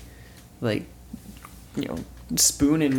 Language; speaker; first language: English; native; English